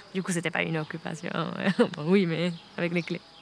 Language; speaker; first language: French; non-native, fluent; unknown